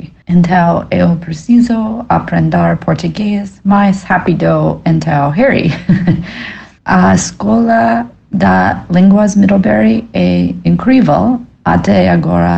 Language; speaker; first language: Portuguese; non-native, learner; English